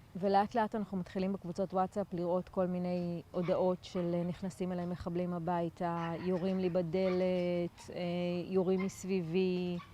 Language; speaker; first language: Hebrew; native; Hebrew